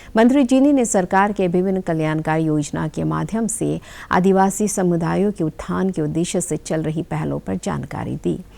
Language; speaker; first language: Hindi; non-native, local second language; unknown